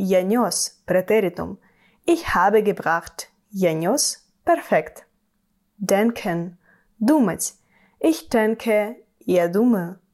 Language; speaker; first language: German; non-native, fluent; Russian